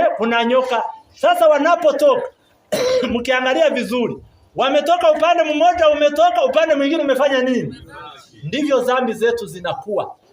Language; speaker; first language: Swahili; non-native, local second language; Kinyarwanda